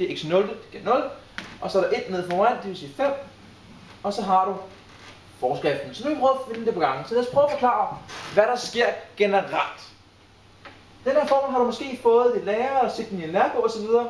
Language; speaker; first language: Danish; native; Danish